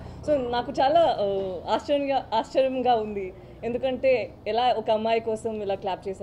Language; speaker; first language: Telugu; non-native, fluent; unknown